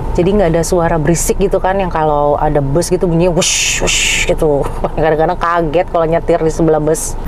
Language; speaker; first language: Indonesian; native; Indonesian